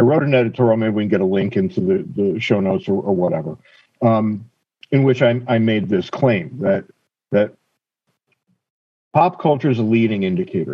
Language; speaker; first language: English; native; English